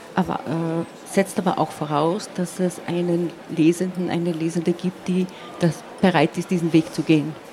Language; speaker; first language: German; non-native, local second language; Slovenian